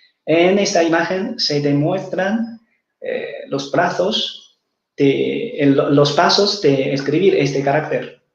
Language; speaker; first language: Spanish; non-native, fluent; Chinese